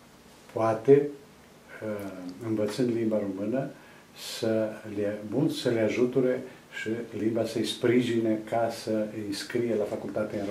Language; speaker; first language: Romanian; non-native, local second language; Serbian